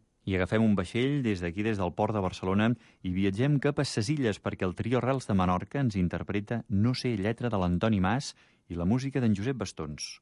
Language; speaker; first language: Catalan; native; Catalan